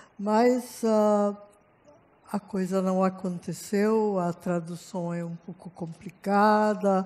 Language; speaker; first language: Portuguese; non-native, fluent; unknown